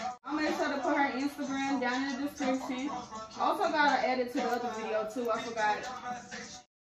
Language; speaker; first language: English; native; English